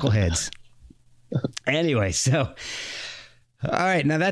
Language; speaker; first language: English; native; English